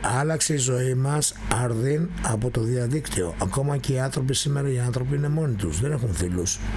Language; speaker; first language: Greek; native; Greek